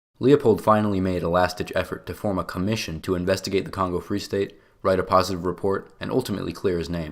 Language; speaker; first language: English; native; English